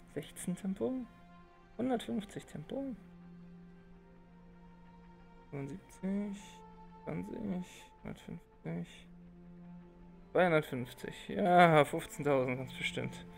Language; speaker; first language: German; native; German